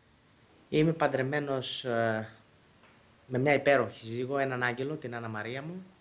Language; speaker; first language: Greek; native; Greek